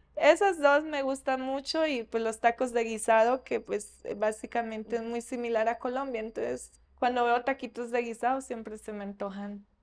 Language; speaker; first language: Spanish; native; Spanish